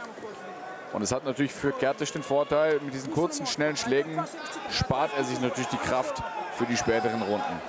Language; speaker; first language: German; native; German